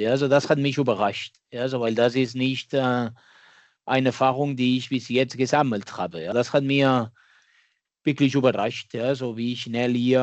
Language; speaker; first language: German; non-native, fluent; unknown